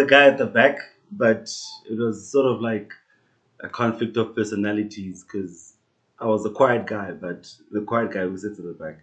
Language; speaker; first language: English; non-native, local second language; Northern Sotho